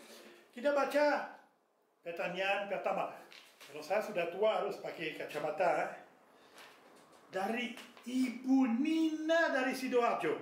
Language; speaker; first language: Indonesian; non-native, fluent; French